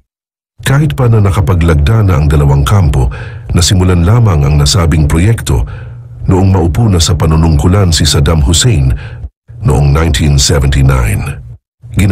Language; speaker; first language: Filipino; native; Filipino